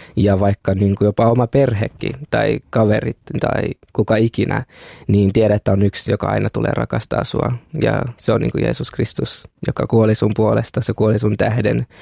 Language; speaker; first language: Finnish; early bilingual, other home language; Kinyarwanda